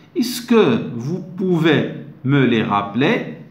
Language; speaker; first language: French; non-native, local second language; Arabic